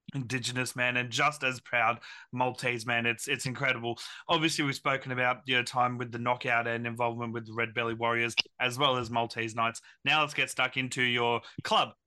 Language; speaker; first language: English; native; English